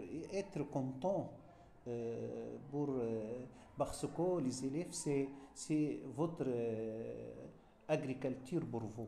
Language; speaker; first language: French; non-native, fluent; Arabic